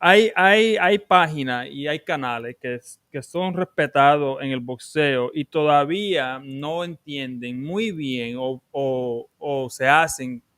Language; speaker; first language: Spanish; early bilingual, other home language; English